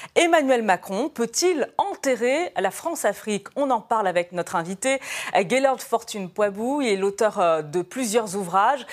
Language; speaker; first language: French; native; French